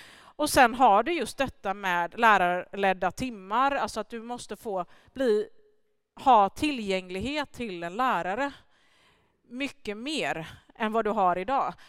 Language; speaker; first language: Swedish; early bilingual, other home language; Persian